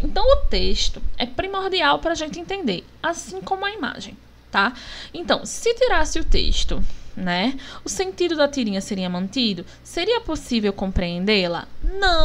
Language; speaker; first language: Portuguese; native; Portuguese